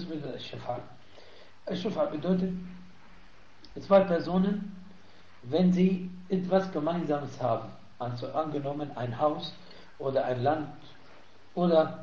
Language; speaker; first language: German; non-native, fluent; Arabic